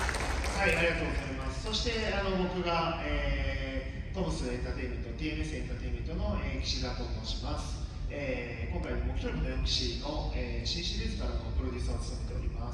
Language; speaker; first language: Japanese; native; Japanese